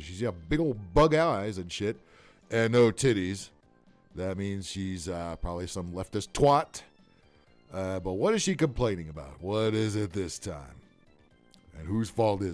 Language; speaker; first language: English; native; English